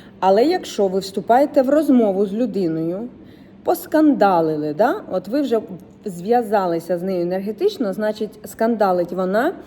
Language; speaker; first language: Ukrainian; non-native, local second language; Russian